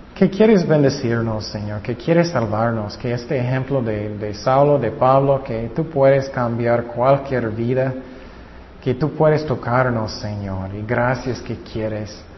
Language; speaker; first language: Spanish; non-native, fluent; English